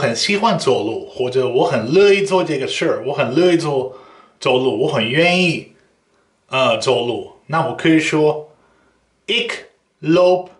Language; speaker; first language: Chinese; non-native, fluent; Dutch